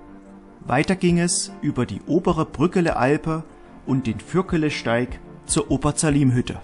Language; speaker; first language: German; native; German